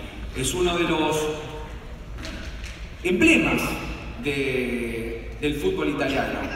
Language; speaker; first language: Spanish; native; Spanish